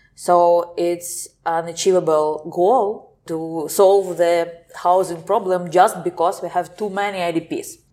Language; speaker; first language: English; non-native, fluent; Ukrainian